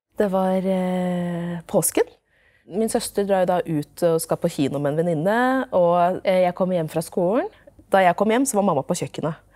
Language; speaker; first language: Norwegian; native; Norwegian